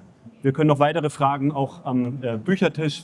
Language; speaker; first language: German; native; German